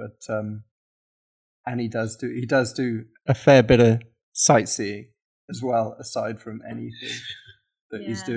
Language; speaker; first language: English; native; English